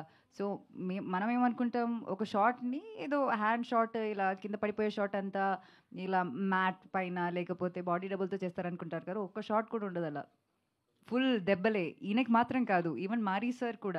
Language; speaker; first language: Telugu; non-native, local second language; Malayalam